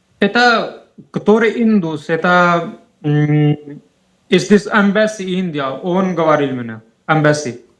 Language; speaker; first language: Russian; non-native, learner; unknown